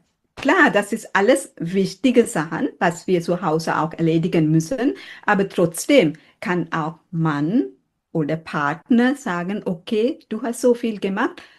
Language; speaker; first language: German; non-native, fluent; Sinhala